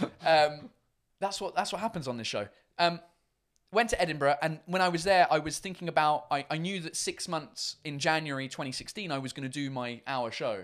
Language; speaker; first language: English; native; English